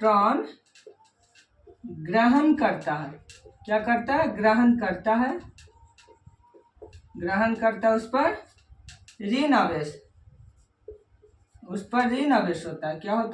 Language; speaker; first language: Hindi; native; Hindi